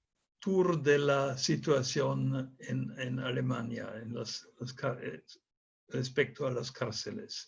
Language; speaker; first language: Spanish; non-native, fluent; German